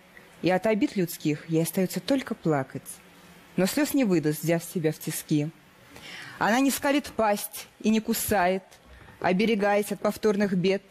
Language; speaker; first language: Russian; native; Russian